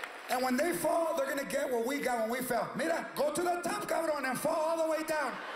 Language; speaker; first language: English; early bilingual, other home language; Spanish